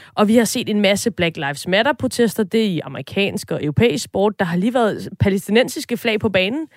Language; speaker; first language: Danish; native; Danish